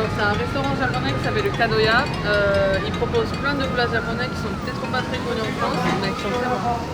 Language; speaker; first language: French; non-native, fluent; Japanese